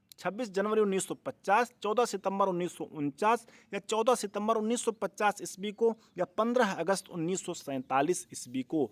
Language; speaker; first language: Hindi; native; Hindi